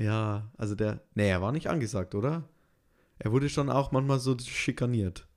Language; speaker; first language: German; native; German